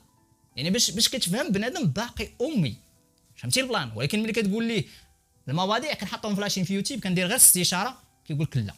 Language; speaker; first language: Arabic; native; Arabic